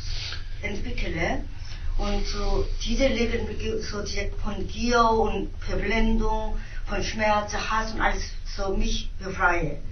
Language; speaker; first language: German; non-native, fluent; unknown